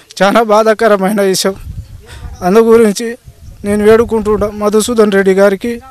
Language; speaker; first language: Telugu; non-native, local second language; Lambadi